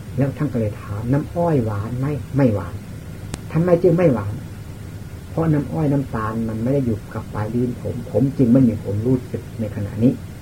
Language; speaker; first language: Thai; non-native, local second language; Lao